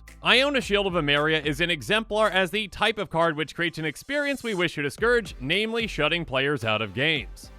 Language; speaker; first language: English; native; English